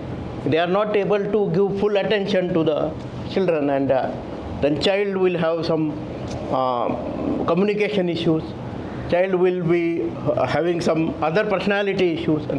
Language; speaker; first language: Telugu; non-native, fluent; Marathi